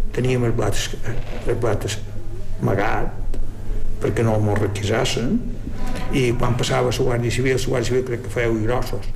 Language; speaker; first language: Catalan; native; Catalan